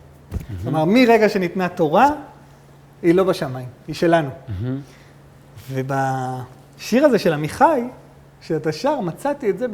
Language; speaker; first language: Hebrew; native; Hebrew